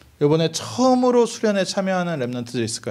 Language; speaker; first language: Korean; native; Korean